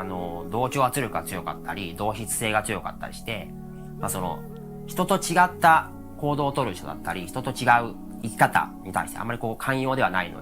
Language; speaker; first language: Japanese; native; Japanese